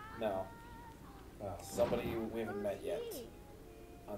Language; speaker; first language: English; native; English